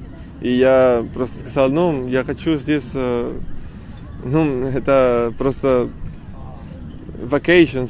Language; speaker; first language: Russian; non-native, learner; Spanish